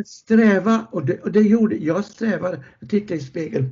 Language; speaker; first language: Swedish; non-native, fluent; English